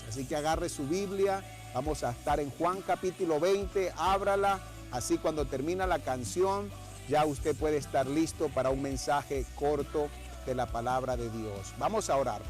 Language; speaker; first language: Spanish; native; Spanish